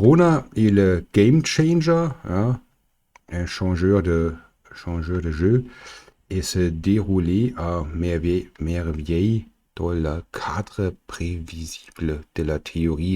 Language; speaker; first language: French; non-native, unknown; German